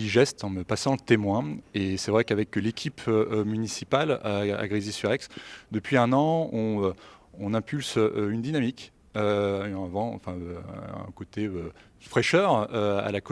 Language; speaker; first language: French; native; French